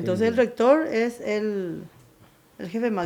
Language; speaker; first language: Spanish; native; Spanish